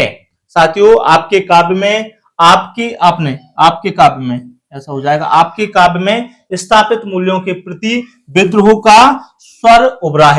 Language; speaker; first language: Hindi; native; Hindi